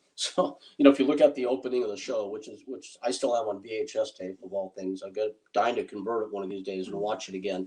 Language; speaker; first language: English; native; English